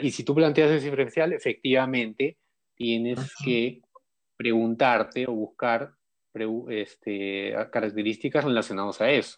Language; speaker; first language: Spanish; native; Spanish